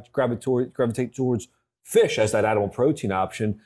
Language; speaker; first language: English; native; English